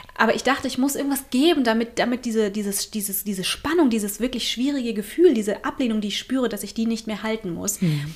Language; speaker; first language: German; native; German